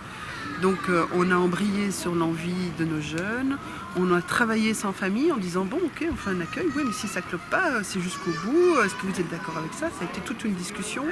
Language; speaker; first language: French; native; French